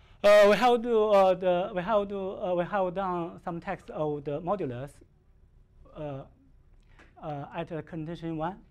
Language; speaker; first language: English; non-native, learner; Chinese